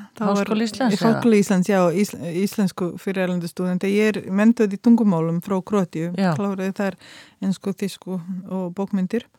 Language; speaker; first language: Icelandic; non-native, fluent; Croatian